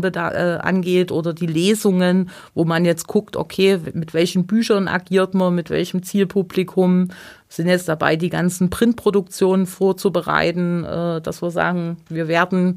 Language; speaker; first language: German; native; German